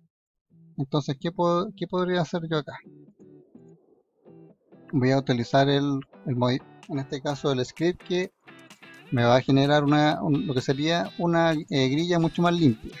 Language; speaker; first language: Spanish; native; Spanish